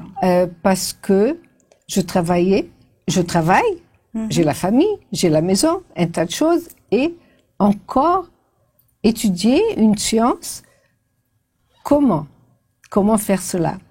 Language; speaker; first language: French; non-native, fluent; Portuguese